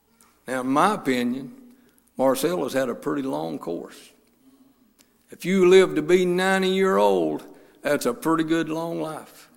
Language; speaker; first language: English; native; English